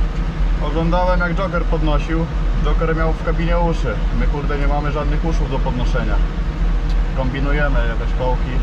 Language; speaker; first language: Polish; native; Polish